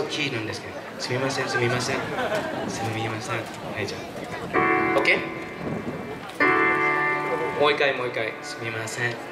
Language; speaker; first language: Japanese; non-native, fluent; Thai